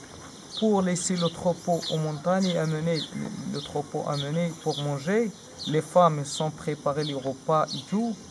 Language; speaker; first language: French; non-native, learner; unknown